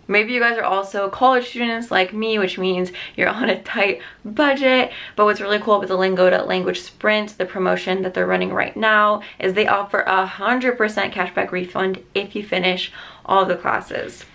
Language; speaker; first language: English; native; English